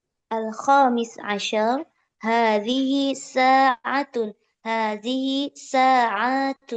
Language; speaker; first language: Arabic; non-native, learner; Indonesian